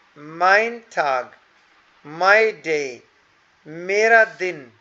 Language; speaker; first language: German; non-native, fluent; Hindi